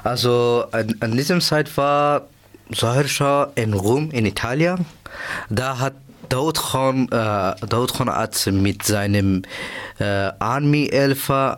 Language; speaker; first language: German; non-native, learner; Persian